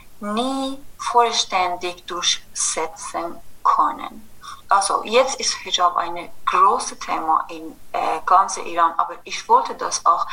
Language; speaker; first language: German; non-native, fluent; Kurdish